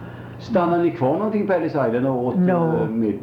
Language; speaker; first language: Swedish; native; Swedish